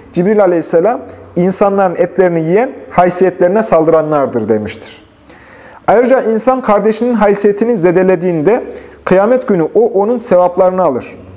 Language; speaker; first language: Turkish; native; Turkish